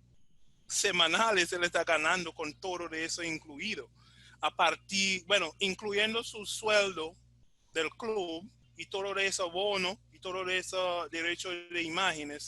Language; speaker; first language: Spanish; non-native, fluent; English